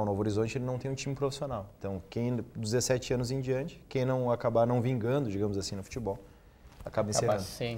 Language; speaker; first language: Portuguese; native; Portuguese